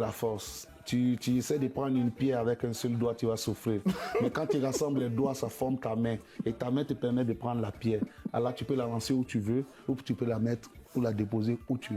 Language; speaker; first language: French; non-native, local second language; Bambara